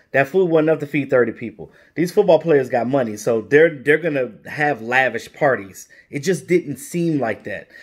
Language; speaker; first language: English; native; English